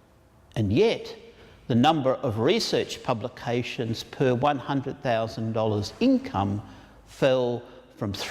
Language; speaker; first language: English; native; English